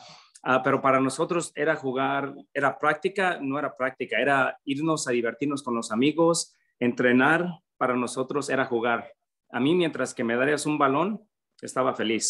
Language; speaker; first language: Spanish; early bilingual, other home language; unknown